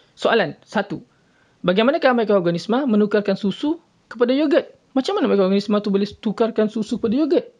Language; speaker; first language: Malay; native; Malay